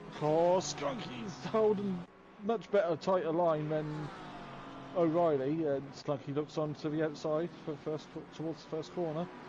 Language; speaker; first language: English; native; English